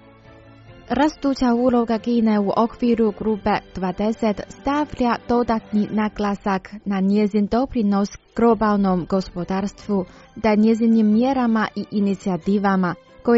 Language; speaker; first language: Croatian; non-native, fluent; Chinese